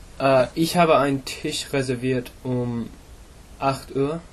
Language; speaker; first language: German; non-native, learner; English